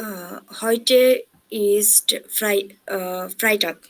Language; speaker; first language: German; non-native, learner; Bangla